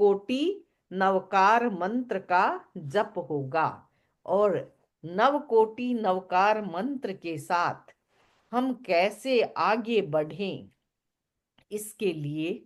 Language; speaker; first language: Hindi; native; Hindi